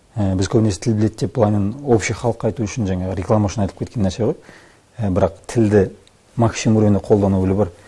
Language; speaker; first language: Kazakh; non-native, local second language; Russian